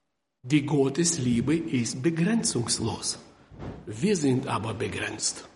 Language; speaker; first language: German; non-native, fluent; Russian